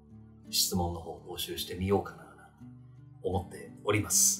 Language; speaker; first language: Japanese; native; Japanese